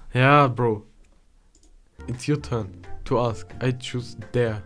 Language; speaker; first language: English; non-native, learner; German